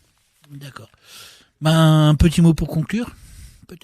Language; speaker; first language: French; native; French